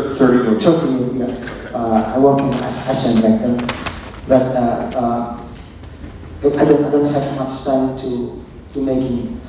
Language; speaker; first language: English; non-native, local second language; Indonesian